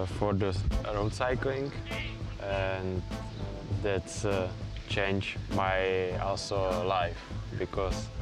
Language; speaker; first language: English; non-native, learner; Czech